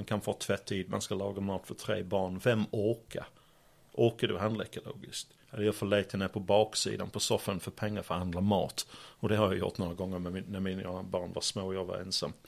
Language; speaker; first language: Swedish; non-native, fluent; English